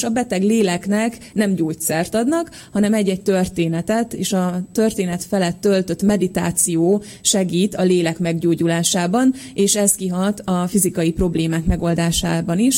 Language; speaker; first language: Hungarian; native; Hungarian